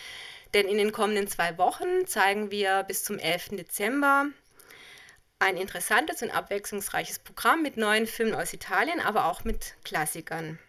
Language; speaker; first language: German; native; German